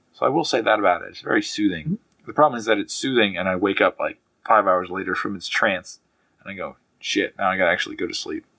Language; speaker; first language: English; native; English